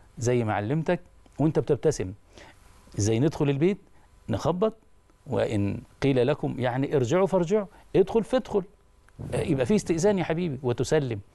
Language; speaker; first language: Arabic; native; Arabic